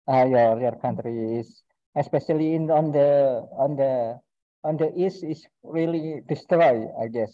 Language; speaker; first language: English; non-native, learner; Indonesian